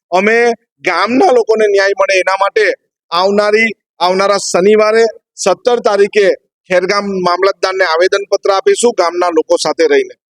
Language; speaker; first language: Gujarati; native; Gujarati